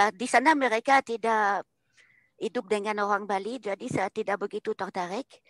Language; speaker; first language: Indonesian; non-native, fluent; French